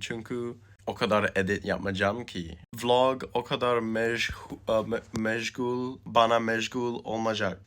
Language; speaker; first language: Turkish; early bilingual, heritage; Turkish